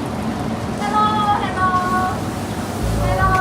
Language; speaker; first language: English; non-native, learner; Korean